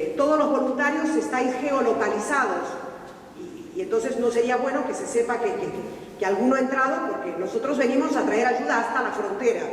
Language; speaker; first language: Spanish; native; Spanish